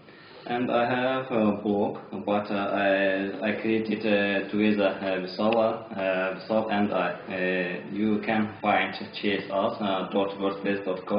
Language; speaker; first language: English; non-native, learner; Azerbaijani